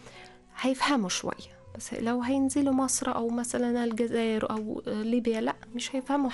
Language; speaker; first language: Arabic; non-native, fluent; Russian